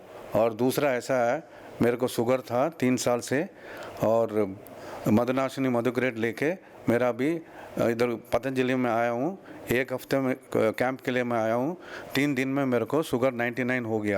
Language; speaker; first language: Hindi; non-native, local second language; Tamil